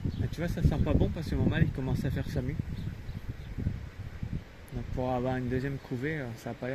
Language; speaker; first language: French; native; French